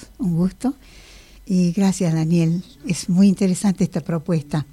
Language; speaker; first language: Spanish; native; Spanish